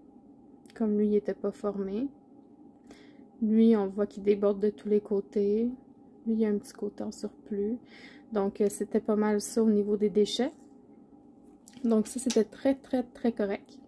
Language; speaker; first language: French; native; French